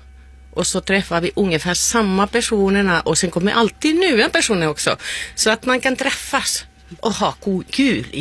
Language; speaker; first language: Swedish; non-native, fluent; Finnish